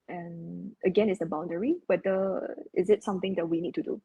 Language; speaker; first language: English; non-native, local second language; Chinese